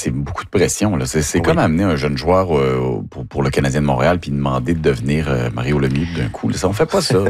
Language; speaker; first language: French; native; French